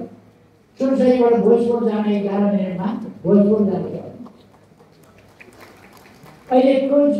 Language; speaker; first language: Nepali; native; Nepali